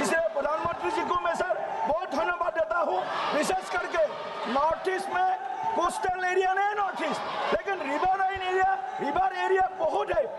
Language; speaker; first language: Hindi; non-native, local second language; Assamese